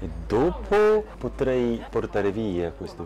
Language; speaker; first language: Italian; non-native, learner; Korean